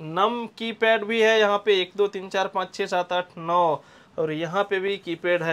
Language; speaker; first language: Hindi; non-native, local second language; Marathi